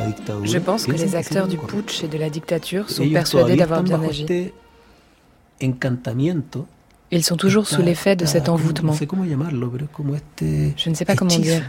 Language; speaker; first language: French; native; French